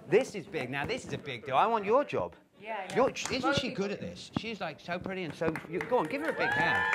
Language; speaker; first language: English; native; English